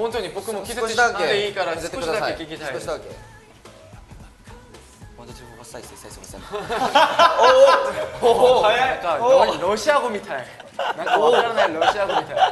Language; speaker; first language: Japanese; non-native, fluent; Korean